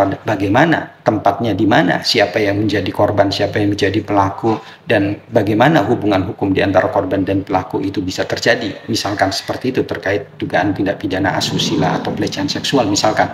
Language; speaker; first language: Indonesian; native; Indonesian